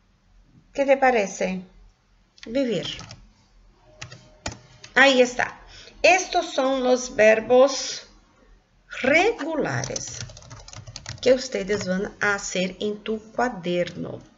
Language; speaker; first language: Spanish; non-native, local second language; Portuguese